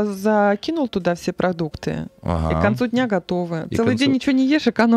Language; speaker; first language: Russian; native; Russian